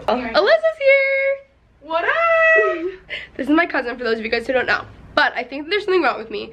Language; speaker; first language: English; native; English